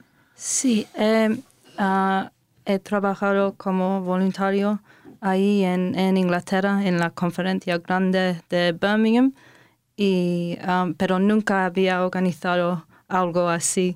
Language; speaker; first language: Spanish; non-native, fluent; English